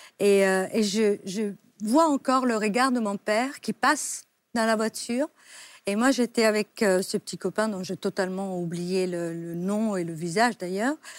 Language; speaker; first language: French; non-native, fluent; Italian